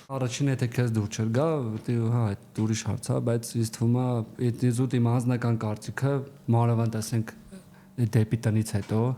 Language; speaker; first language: Armenian; native; Armenian